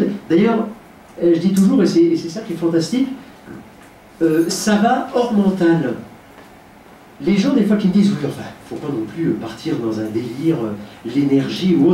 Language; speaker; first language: French; native; French